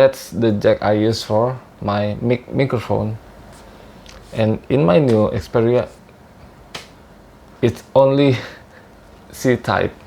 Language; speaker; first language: English; non-native, learner; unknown